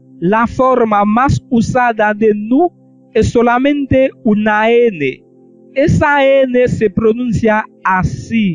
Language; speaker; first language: Spanish; non-native, fluent; Haitian Creole